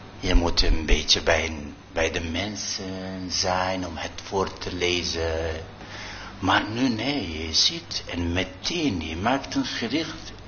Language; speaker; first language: Dutch; non-native, fluent; Arabic